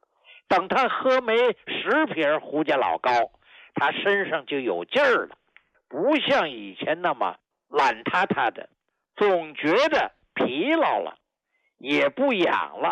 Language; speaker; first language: Chinese; native; Chinese